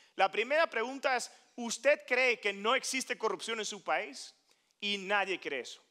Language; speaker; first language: Spanish; non-native, fluent; Dutch